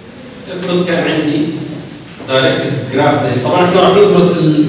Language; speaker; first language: Arabic; native; Arabic